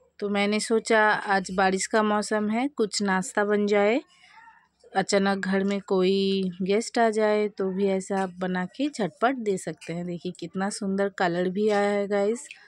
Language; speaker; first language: Hindi; non-native, local second language; Bangla